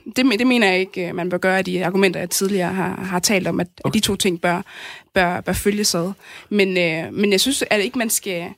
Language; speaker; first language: Danish; native; Danish